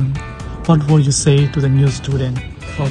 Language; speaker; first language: English; non-native, learner; Burmese